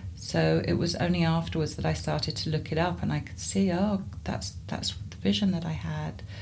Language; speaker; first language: English; native; English